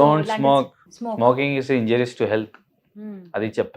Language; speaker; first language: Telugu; non-native, learner; Hindi